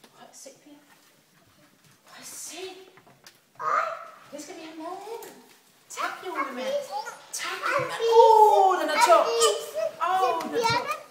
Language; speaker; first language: Danish; native; Danish